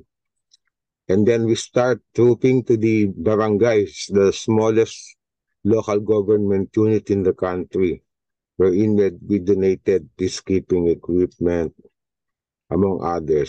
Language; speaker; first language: English; non-native, local second language; Filipino